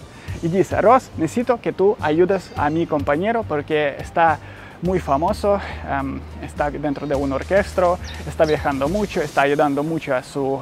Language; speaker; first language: Spanish; non-native, learner; Ukrainian